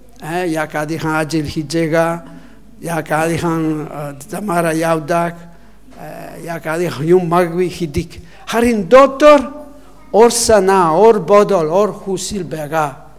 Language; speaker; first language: Mongolian; non-native, learner; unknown